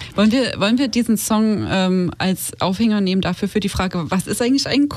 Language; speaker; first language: German; native; German